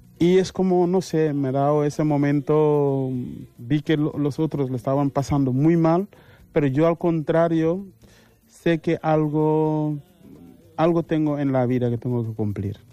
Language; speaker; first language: Spanish; non-native, fluent; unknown